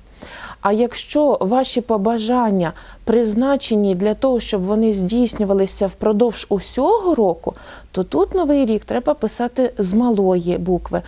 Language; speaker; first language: Ukrainian; native; Ukrainian